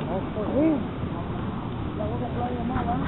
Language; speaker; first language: Spanish; native; Spanish